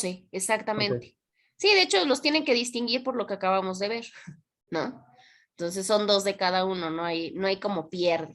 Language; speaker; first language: Spanish; native; Spanish